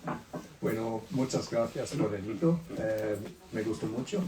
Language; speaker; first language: Spanish; non-native, fluent; Swedish